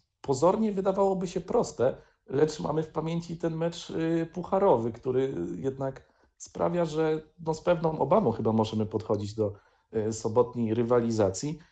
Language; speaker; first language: Polish; native; Polish